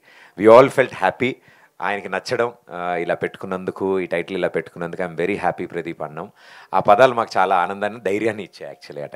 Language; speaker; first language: Telugu; native; Telugu